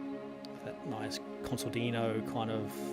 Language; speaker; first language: English; native; English